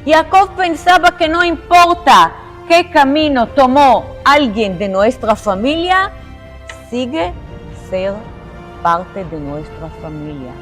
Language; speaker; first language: Spanish; non-native, fluent; Hebrew